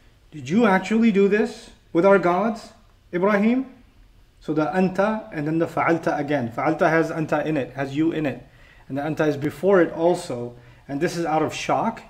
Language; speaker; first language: English; native; English